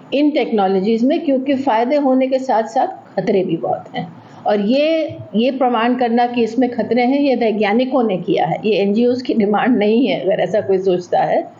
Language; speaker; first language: Hindi; native; Hindi